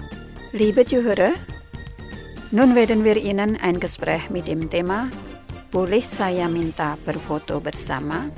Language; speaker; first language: German; non-native, fluent; Indonesian